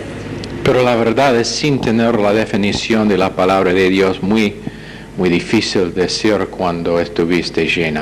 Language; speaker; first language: Spanish; non-native, fluent; English